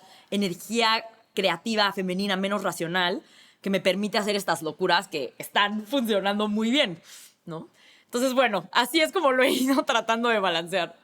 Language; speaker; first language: Spanish; native; Spanish